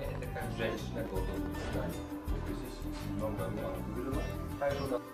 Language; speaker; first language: Russian; non-native, local second language; Uzbek